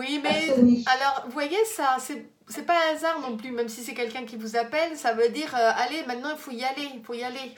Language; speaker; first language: French; native; French